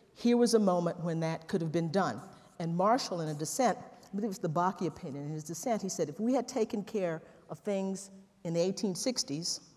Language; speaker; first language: English; native; English